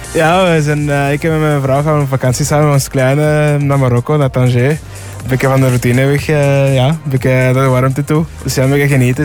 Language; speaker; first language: Dutch; early bilingual, other home language; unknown